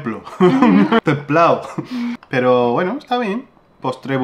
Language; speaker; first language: Spanish; native; Spanish